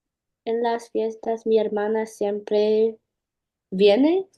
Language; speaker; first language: Spanish; non-native, learner; English